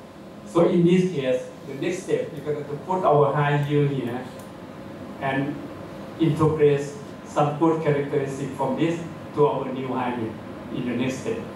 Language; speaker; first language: English; non-native, fluent; Thai